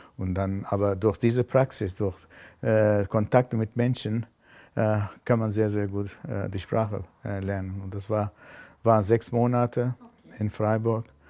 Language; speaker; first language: German; non-native, fluent; Armenian